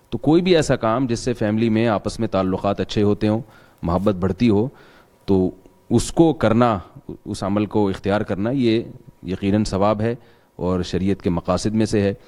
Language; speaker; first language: Urdu; non-native, local second language; Pashto